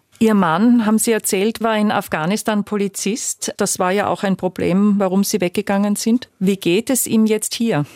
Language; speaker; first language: German; native; German